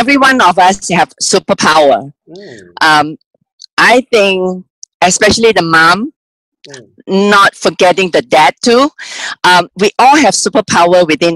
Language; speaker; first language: English; non-native, local second language; Cantonese